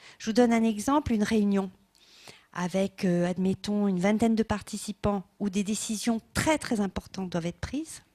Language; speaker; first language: French; non-native, fluent; English